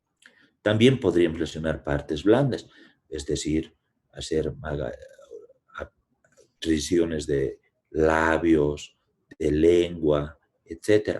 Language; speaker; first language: Spanish; native; Spanish